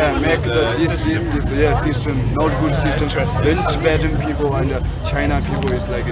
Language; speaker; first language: English; non-native, learner; Tibetan